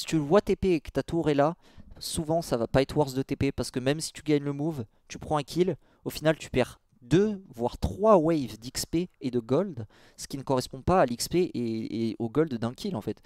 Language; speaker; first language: French; native; French